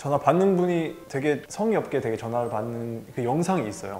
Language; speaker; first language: Korean; native; Korean